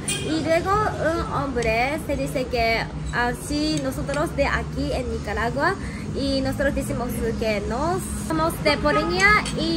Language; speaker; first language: Spanish; non-native, learner; Japanese